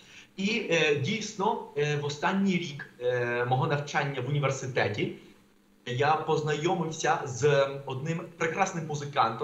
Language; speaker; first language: Ukrainian; non-native, fluent; Spanish